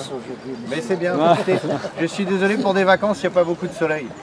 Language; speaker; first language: French; native; French